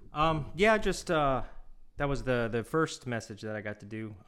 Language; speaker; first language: English; non-native, fluent; Korean